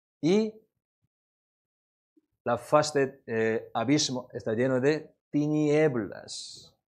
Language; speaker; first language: Spanish; non-native, learner; Korean